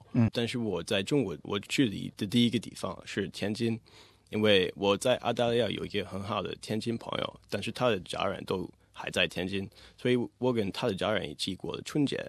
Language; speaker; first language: Chinese; non-native, fluent; English